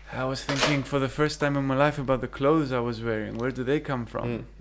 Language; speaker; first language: English; early bilingual, other home language; Greek